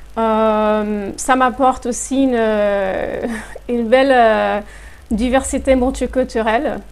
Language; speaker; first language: French; non-native, fluent; Portuguese